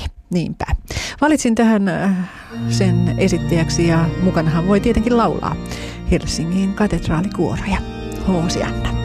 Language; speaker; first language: Finnish; native; Finnish